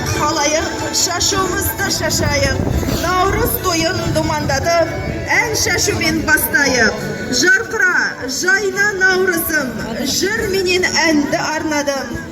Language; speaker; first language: Kazakh; non-native, local second language; Russian